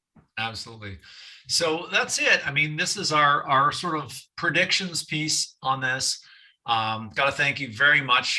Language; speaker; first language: English; native; English